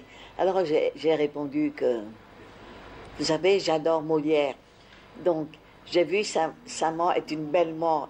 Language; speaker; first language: French; non-native, fluent; Vietnamese